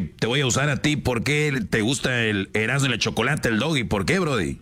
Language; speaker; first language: Spanish; native; Spanish